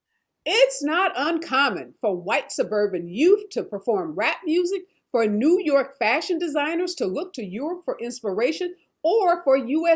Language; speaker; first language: English; native; English